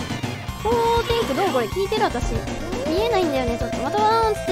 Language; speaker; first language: Japanese; native; Japanese